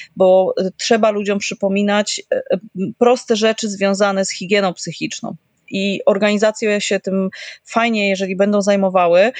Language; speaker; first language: Polish; native; Polish